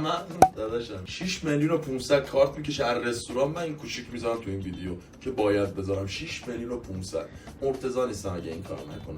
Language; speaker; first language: Persian; native; Persian